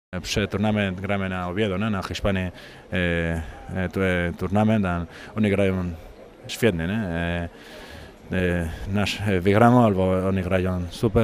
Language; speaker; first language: Polish; non-native, learner; Spanish